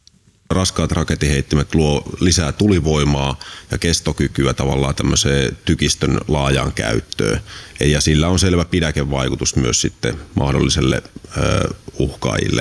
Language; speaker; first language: Finnish; native; Finnish